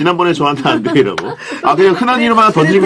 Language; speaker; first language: Korean; native; Korean